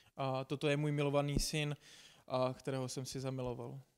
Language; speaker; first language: Czech; non-native, fluent; English